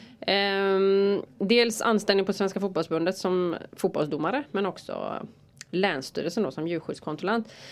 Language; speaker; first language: Swedish; native; Swedish